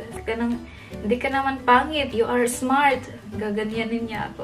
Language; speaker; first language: Filipino; non-native, local second language; Cebuano